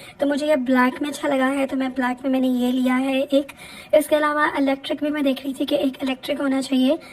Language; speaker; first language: Urdu; native; Urdu